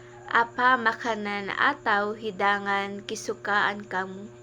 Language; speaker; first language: Indonesian; non-native, learner; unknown